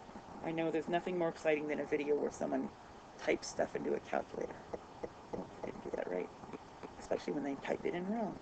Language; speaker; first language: English; native; English